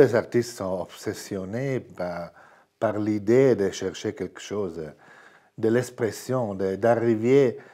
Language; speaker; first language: French; non-native, fluent; Italian